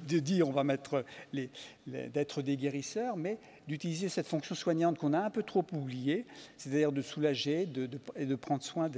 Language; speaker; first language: French; native; French